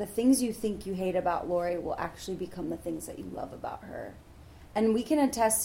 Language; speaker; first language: English; native; English